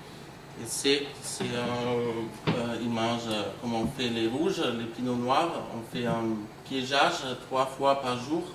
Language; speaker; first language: French; non-native, fluent; German